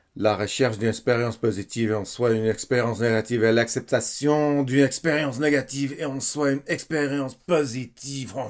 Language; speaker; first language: French; non-native, learner; English